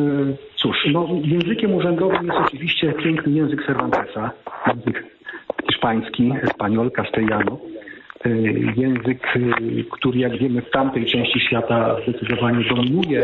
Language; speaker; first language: Polish; native; Polish